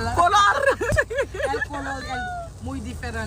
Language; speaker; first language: Spanish; non-native, learner; Haitian Creole